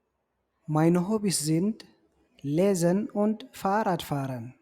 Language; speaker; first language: German; non-native, fluent; Tigrinya